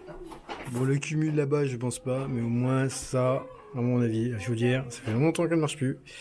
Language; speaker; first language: French; native; French